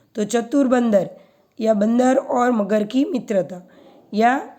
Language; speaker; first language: Hindi; non-native, local second language; Gujarati